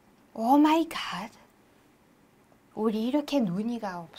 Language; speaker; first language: Korean; non-native, learner; Hebrew